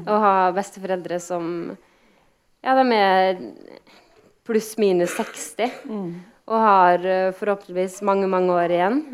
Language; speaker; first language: Norwegian; native; Norwegian